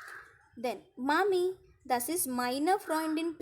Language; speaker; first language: German; non-native, fluent; Marathi